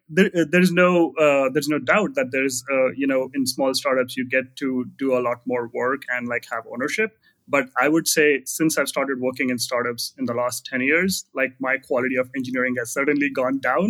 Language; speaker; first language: English; non-native, local second language; Hindi